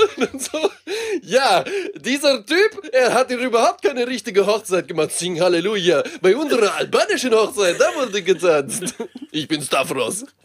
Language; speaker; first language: German; native; German